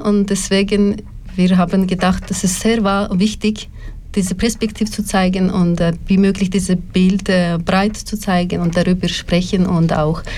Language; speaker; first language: German; non-native, learner; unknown